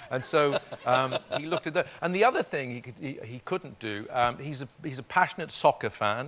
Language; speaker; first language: English; native; English